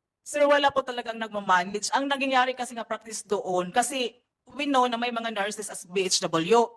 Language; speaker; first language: Filipino; native; Filipino